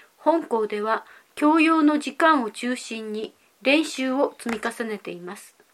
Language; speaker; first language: Japanese; native; Japanese